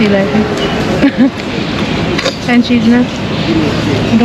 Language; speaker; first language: English; non-native, learner; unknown